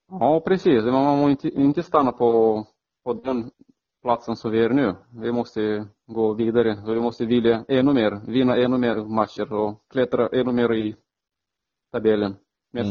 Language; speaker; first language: Swedish; non-native, fluent; Romanian